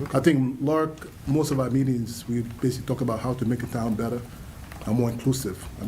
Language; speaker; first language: English; early bilingual, other home language; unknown